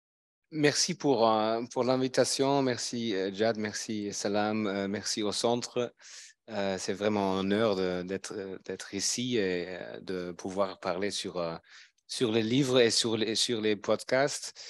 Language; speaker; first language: French; non-native, fluent; German